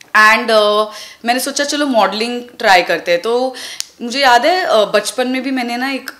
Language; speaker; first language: Hindi; non-native, local second language; Tulu